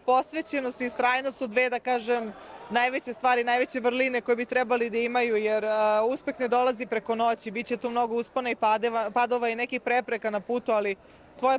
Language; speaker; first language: Serbian; native; Serbian